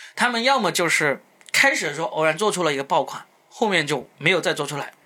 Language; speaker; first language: Chinese; non-native, local second language; Cantonese